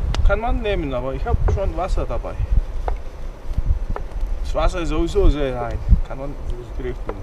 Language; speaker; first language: German; non-native, learner; Mongolian